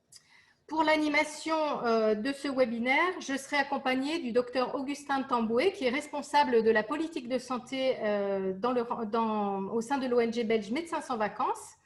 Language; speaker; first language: French; native; French